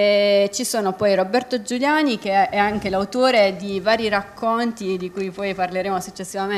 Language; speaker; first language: Italian; native; Italian